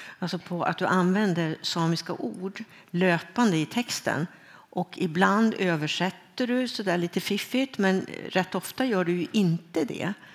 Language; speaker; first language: Swedish; native; Swedish